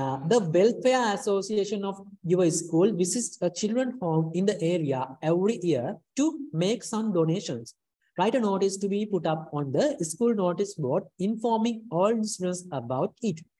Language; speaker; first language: English; non-native, local second language; Sinhala